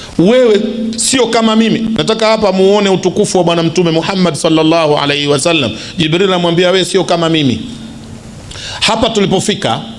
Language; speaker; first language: Swahili; native; Swahili